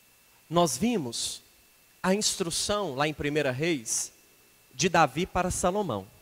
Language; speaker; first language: Portuguese; native; Portuguese